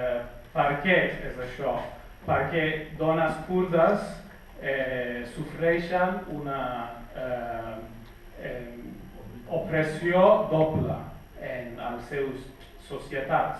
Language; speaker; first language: Catalan; non-native, fluent; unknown